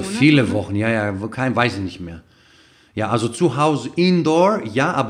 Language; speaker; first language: German; non-native, fluent; Greek